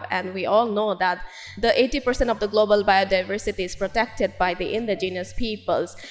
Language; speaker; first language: English; non-native, local second language; Kok Borok